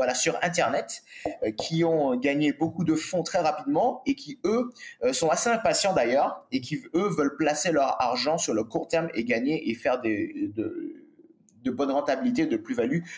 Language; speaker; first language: French; native; French